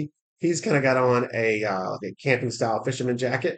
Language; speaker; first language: English; native; English